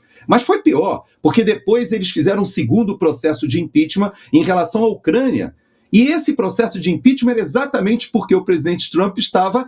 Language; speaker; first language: Portuguese; native; Portuguese